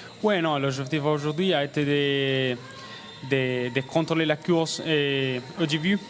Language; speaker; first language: French; non-native, learner; Spanish